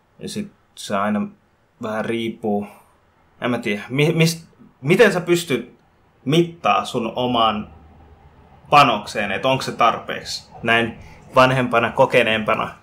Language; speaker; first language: Finnish; early bilingual, other home language; Bangla